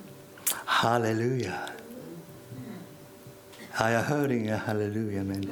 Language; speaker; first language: Swedish; non-native, fluent; English